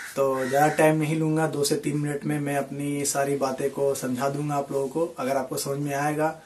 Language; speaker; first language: Hindi; native; Hindi